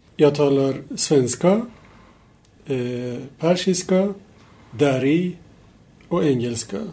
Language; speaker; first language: Swedish; non-native, fluent; Persian